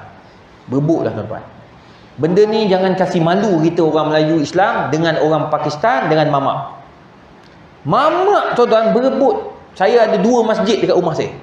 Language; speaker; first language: Malay; native; Malay